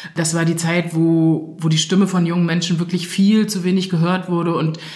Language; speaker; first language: German; native; German